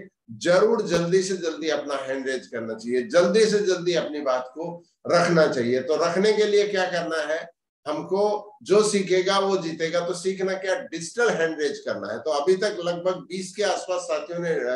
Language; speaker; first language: Hindi; native; Hindi